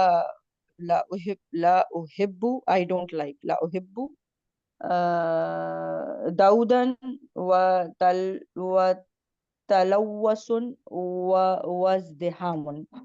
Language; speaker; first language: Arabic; non-native, learner; Hindi